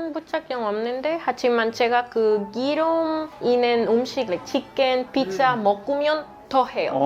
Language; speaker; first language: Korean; non-native, learner; Spanish